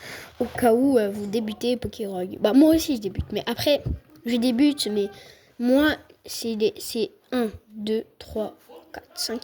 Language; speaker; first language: French; native; French